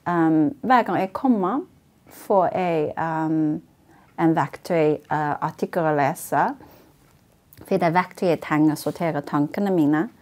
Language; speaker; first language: Norwegian; non-native, fluent; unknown